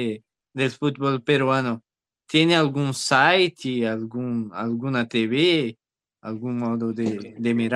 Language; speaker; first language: Spanish; non-native, learner; Portuguese